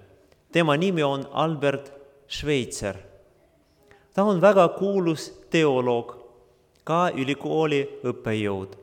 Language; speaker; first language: Estonian; non-native, local second language; Russian